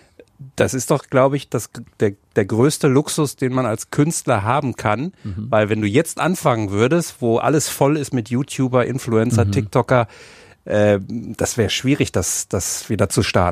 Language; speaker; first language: German; native; German